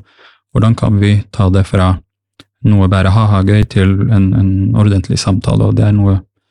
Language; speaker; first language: Norwegian; early bilingual, other home language; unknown